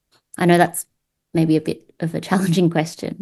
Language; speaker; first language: English; native; English